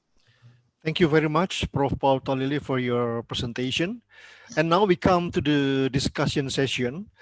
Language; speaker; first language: English; non-native, learner; Indonesian